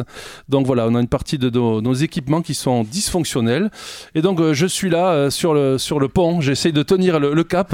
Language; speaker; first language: French; native; French